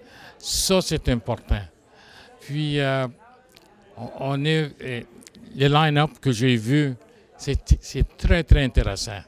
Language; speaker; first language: French; non-native, local second language; English